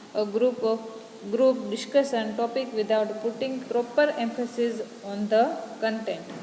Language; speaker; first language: English; non-native, local second language; Gujarati